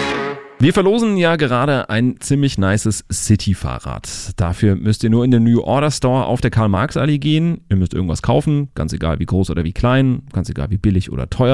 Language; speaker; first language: German; native; German